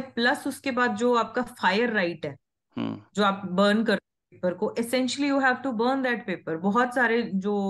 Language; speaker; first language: Hindi; non-native, local second language; Punjabi